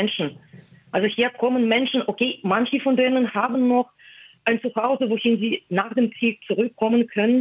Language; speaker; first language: German; non-native, fluent; Russian